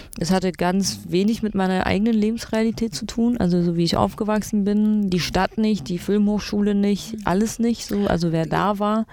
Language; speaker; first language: German; early bilingual, other home language; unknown